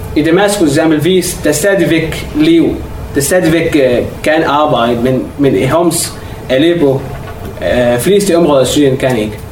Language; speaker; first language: Danish; non-native, fluent; Arabic